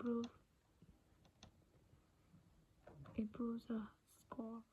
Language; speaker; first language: English; non-native, learner; Vietnamese